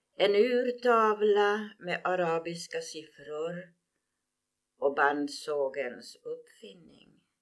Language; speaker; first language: Swedish; native; Swedish